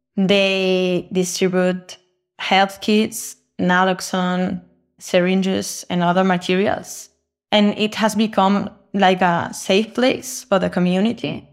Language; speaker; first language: English; non-native, fluent; Spanish